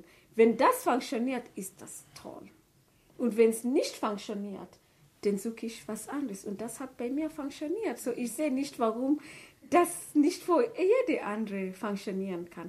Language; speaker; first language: German; non-native, learner; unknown